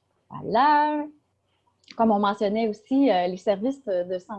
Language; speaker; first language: French; native; French